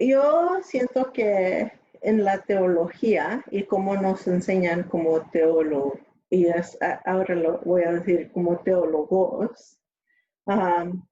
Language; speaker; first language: Spanish; early bilingual, other home language; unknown